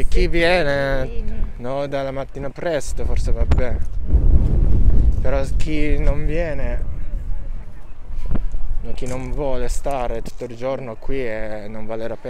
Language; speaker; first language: Italian; non-native, learner; Japanese